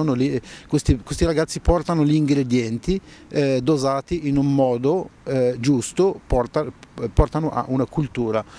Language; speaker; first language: Italian; non-native, fluent; Arabic